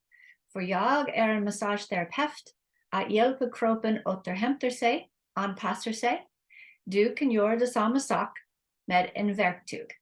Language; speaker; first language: Swedish; non-native, learner; English